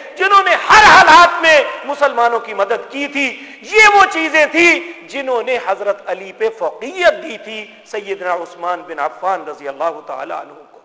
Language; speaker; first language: Urdu; non-native, local second language; Punjabi